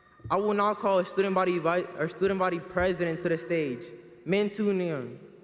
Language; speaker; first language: English; early bilingual, other home language; Spanish